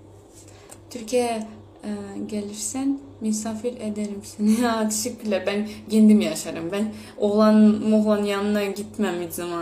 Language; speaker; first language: Turkish; early bilingual, heritage; Turkish